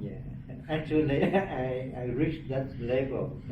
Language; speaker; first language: English; non-native, learner; Vietnamese